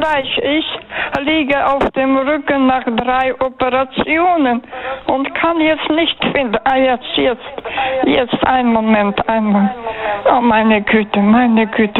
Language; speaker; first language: German; non-native, fluent; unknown